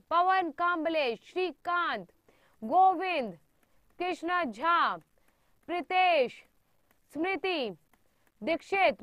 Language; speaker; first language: Hindi; native; Hindi